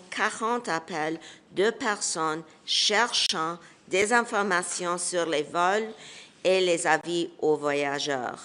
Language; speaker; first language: French; non-native, fluent; English